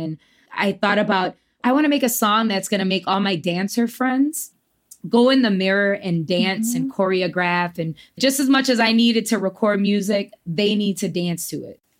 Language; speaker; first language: English; early bilingual, other home language; Spanish